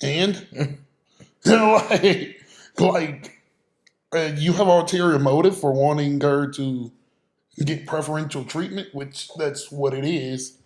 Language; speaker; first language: English; native; English